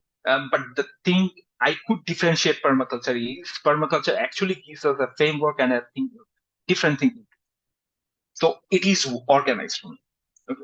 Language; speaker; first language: English; non-native, fluent; Bangla